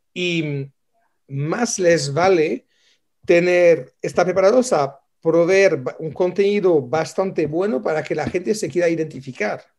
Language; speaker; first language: Spanish; non-native, fluent; French